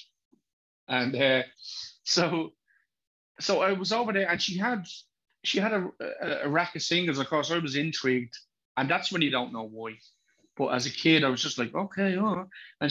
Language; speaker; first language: English; native; English